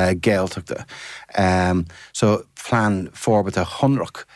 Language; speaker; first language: Irish; non-native, fluent; English